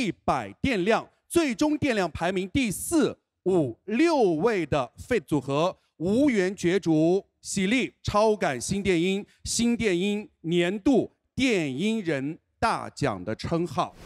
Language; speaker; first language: Chinese; native; Chinese